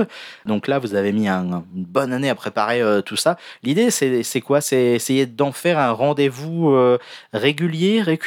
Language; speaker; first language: French; native; French